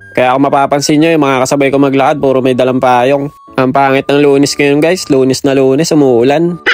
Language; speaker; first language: Filipino; native; Filipino